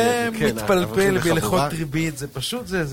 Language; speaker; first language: Hebrew; native; Hebrew